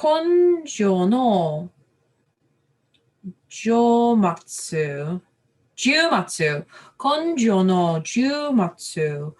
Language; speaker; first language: Japanese; non-native, learner; English